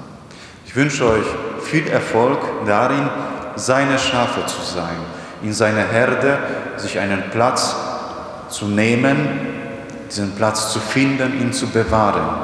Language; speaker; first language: German; non-native, fluent; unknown